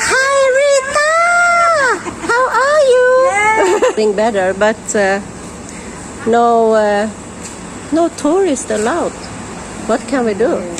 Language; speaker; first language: English; non-native, fluent; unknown